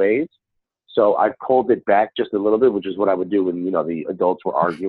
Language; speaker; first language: English; early bilingual, other home language; Spanish